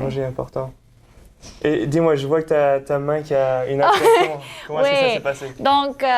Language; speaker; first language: French; native; French